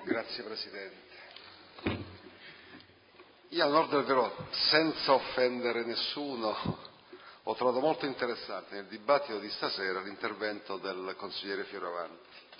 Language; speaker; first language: Italian; native; Italian